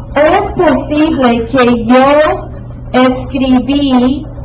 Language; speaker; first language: Spanish; non-native, fluent; English